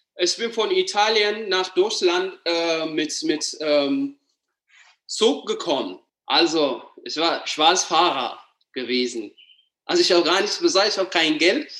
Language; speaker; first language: German; non-native, learner; Amharic